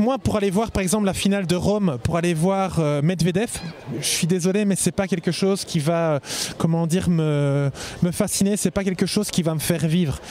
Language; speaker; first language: French; native; French